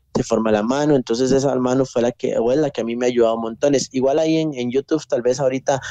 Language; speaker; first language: Spanish; native; Spanish